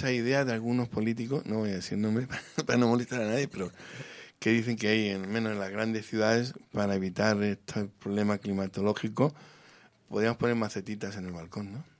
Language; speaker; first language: Spanish; native; Spanish